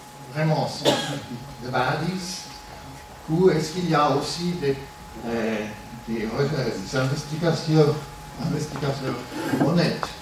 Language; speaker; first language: French; non-native, local second language; German